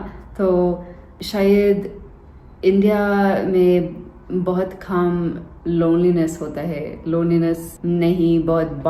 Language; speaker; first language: Hindi; non-native, learner; English